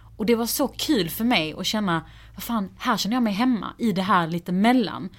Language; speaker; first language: Swedish; early bilingual, other home language; Persian